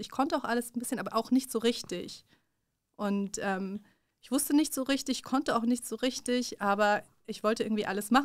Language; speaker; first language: German; early bilingual, other home language; Persian